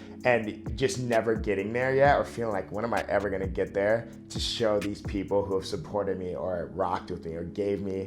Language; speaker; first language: English; native; English